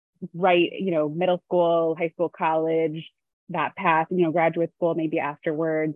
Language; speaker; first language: English; native; English